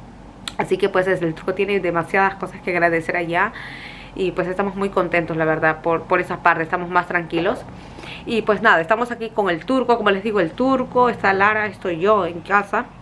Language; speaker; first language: Spanish; native; Spanish